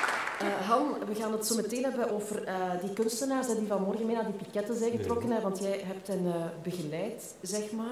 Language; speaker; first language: Dutch; native; Dutch